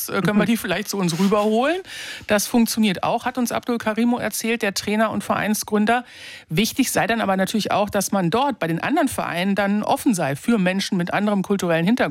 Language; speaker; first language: German; native; German